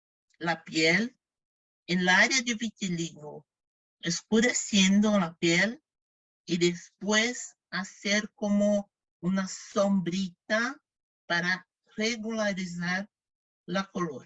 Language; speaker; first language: Spanish; non-native, fluent; Portuguese